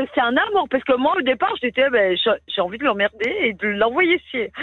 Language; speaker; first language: French; native; French